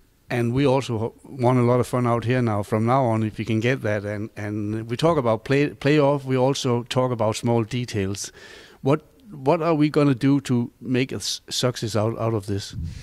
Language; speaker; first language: English; non-native, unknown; Danish